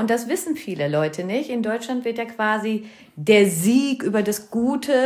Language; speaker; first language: German; early bilingual, other home language; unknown